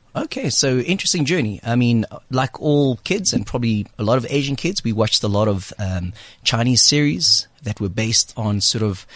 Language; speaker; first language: English; native; English